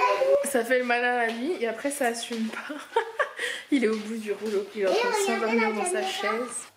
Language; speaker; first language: French; native; French